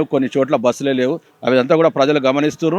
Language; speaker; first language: Telugu; native; Telugu